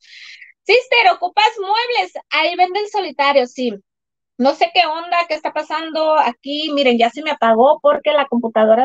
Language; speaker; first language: Spanish; native; Spanish